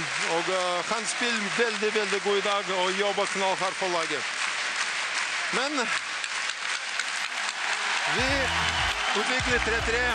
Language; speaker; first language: Norwegian; non-native, learner; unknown